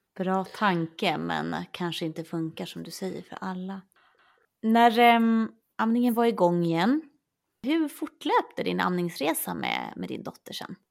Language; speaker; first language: Swedish; native; Swedish